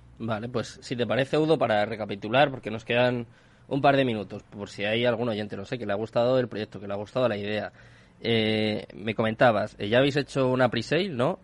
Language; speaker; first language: Spanish; native; Spanish